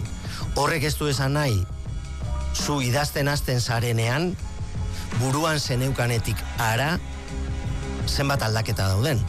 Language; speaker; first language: Basque; native; Basque